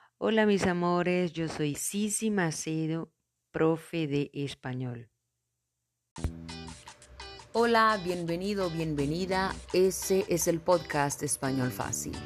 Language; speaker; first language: Spanish; non-native, fluent; Portuguese